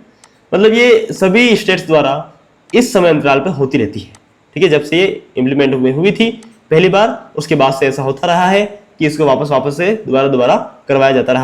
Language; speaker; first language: Hindi; native; Hindi